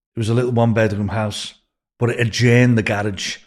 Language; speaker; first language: English; native; English